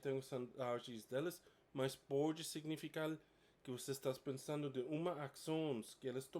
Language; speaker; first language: Portuguese; non-native, fluent; English